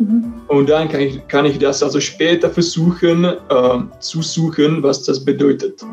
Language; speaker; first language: German; non-native, fluent; Czech